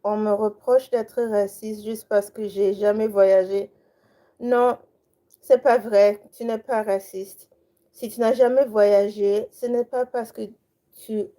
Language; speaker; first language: French; non-native, learner; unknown